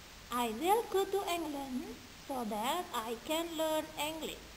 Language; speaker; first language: English; non-native, fluent; Indonesian